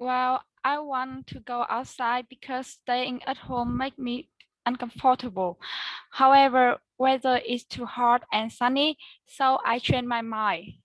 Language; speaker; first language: English; non-native, learner; Vietnamese